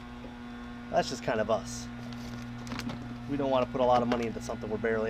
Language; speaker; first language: English; native; English